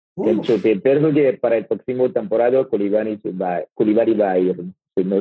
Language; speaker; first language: Spanish; non-native, learner; French